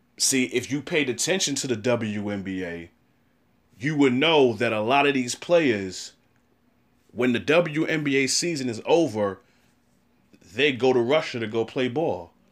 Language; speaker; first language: English; native; English